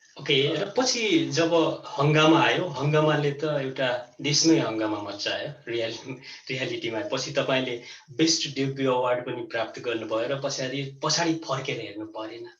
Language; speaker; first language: Nepali; native; Nepali